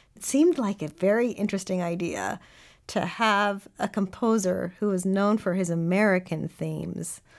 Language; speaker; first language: English; native; English